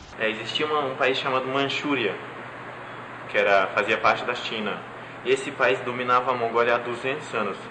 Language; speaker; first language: Portuguese; non-native, fluent; Mongolian